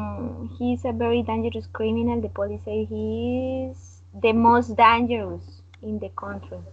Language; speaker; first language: English; non-native, learner; Spanish